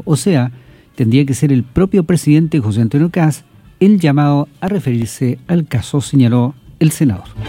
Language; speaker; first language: Spanish; native; Spanish